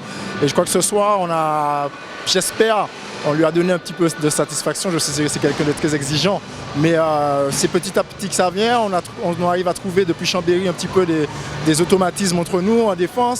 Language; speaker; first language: French; native; French